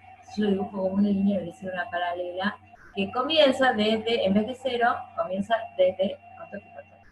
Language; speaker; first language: Spanish; native; Spanish